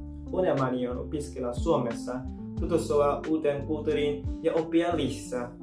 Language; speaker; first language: Finnish; non-native, fluent; Vietnamese